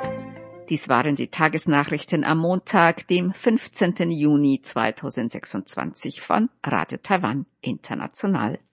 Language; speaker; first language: German; native; German